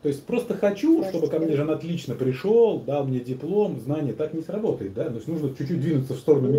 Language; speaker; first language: Russian; native; Russian